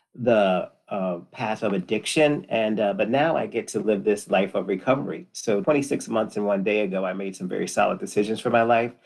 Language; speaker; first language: English; native; English